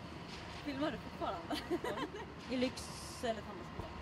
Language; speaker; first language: Swedish; early bilingual, other home language; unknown